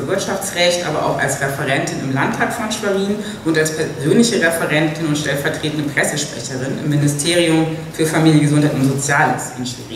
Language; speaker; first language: German; native; German